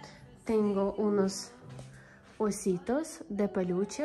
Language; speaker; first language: Spanish; non-native, learner; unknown